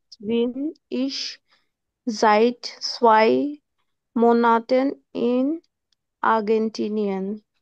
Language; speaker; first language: German; non-native, learner; Bangla